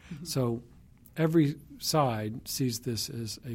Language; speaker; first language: English; native; English